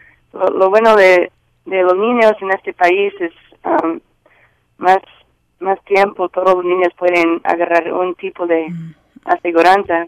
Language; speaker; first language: Spanish; non-native, learner; English